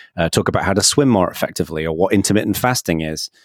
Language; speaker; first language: English; native; English